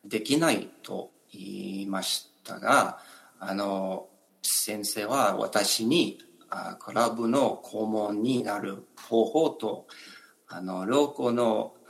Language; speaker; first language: Japanese; non-native, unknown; English